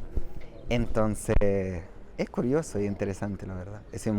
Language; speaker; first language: Spanish; non-native, fluent; Arabic